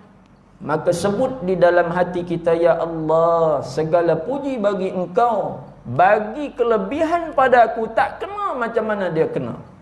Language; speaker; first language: Malay; native; Malay